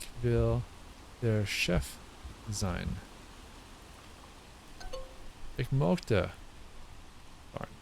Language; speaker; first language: German; non-native, learner; English